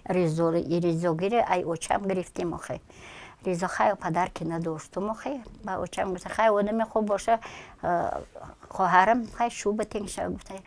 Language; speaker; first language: Tajik; non-native, local second language; Russian